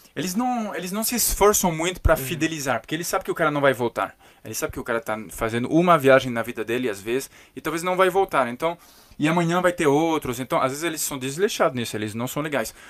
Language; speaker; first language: Portuguese; non-native, fluent; French